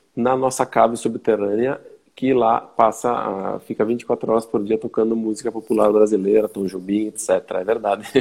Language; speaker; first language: Portuguese; native; Portuguese